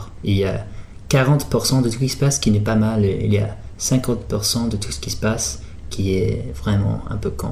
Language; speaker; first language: French; early bilingual, heritage; English